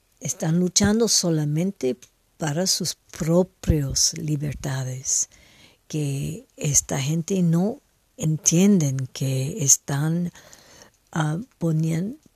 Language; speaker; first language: Spanish; non-native, fluent; French